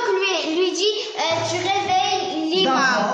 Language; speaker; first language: French; non-native, learner; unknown